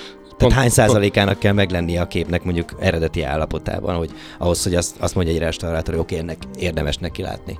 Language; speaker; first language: Hungarian; native; Hungarian